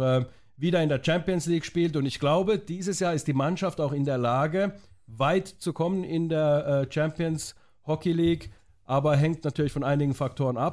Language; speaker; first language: German; native; German